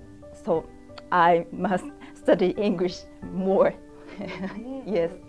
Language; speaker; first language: English; non-native, learner; Japanese